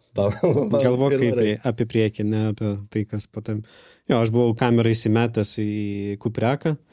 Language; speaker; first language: Lithuanian; non-native, local second language; Russian